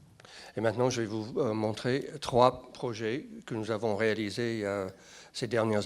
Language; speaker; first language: French; non-native, fluent; English